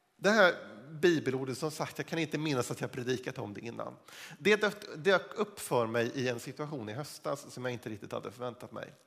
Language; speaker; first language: Swedish; native; Swedish